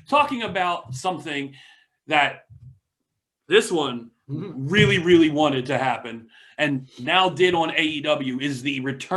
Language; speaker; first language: English; native; English